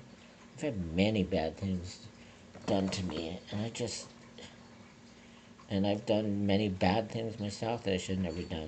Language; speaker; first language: English; native; English